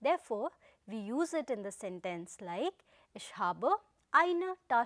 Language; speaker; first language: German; non-native, fluent; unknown